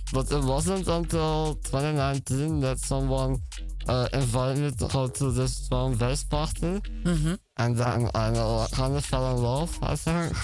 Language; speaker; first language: English; non-native, fluent; Dutch